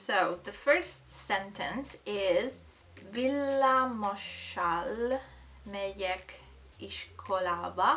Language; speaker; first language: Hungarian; non-native, learner; Italian